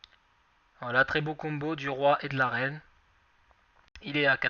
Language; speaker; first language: French; native; French